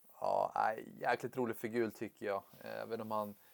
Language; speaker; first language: Swedish; native; Swedish